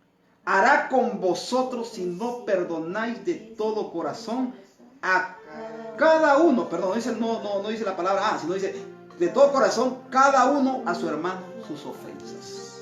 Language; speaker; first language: Spanish; native; Spanish